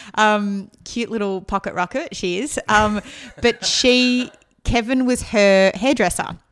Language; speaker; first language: English; native; English